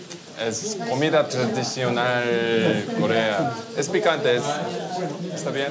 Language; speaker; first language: Spanish; non-native, learner; Korean